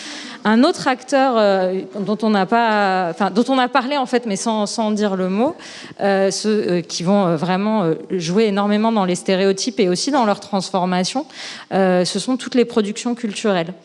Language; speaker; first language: French; native; French